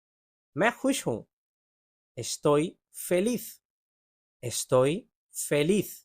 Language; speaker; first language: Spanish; non-native, fluent; Urdu